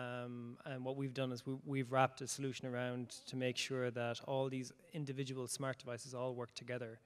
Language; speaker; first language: English; native; English